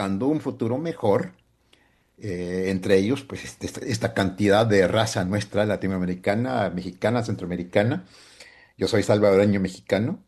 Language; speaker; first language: Spanish; early bilingual, heritage; Spanish